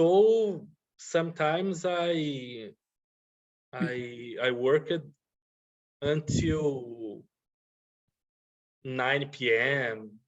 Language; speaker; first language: English; non-native, learner; Portuguese